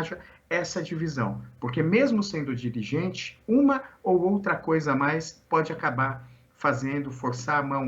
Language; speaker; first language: Portuguese; native; Portuguese